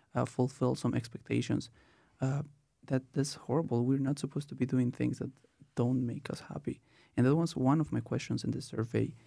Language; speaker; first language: English; non-native, fluent; Spanish